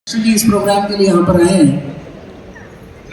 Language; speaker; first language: Hindi; native; Hindi